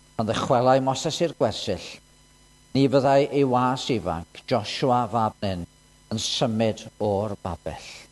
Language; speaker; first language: Welsh; native; Welsh